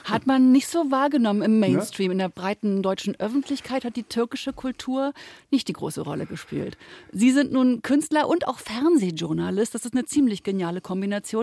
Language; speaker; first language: German; native; German